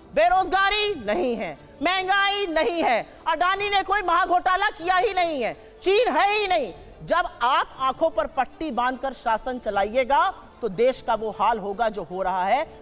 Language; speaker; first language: Hindi; native; Hindi